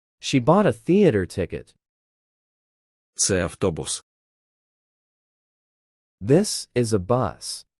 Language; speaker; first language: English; non-native, fluent; Ukrainian